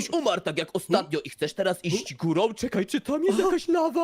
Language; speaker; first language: Polish; native; Polish